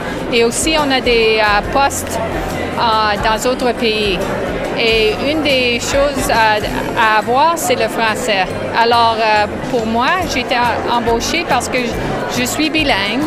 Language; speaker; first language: French; non-native, local second language; English